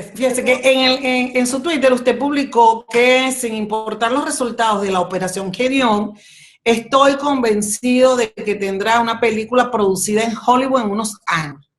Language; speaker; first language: Spanish; native; Spanish